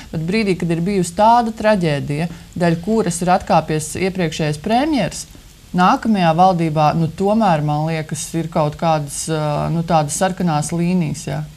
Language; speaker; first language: Latvian; native; Latvian